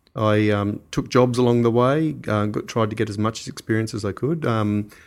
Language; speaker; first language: English; native; English